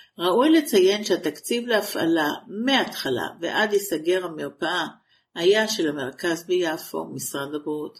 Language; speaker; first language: Hebrew; native; Hebrew